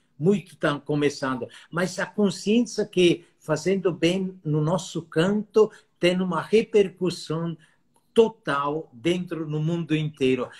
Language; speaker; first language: Portuguese; non-native, fluent; Italian